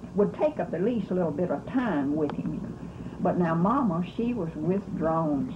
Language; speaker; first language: English; native; English